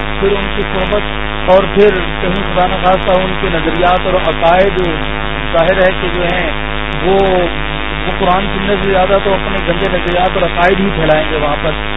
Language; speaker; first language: Urdu; native; Urdu